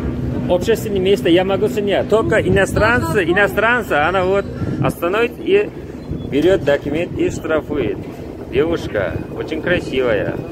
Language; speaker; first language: Russian; non-native, learner; Tajik